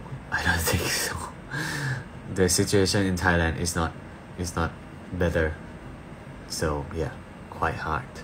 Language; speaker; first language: English; non-native, fluent; Thai